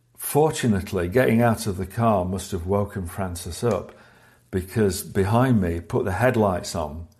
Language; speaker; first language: English; native; English